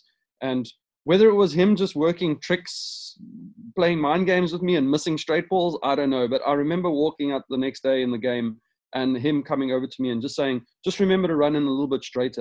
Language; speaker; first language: English; native; English